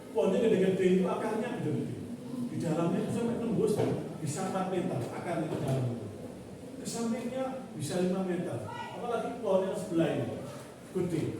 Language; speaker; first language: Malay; non-native, local second language; Javanese